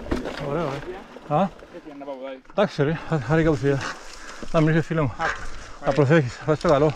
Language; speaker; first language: Greek; native; Greek